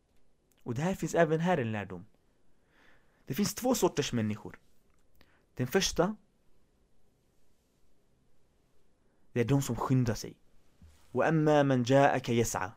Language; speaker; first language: Swedish; early bilingual, other home language; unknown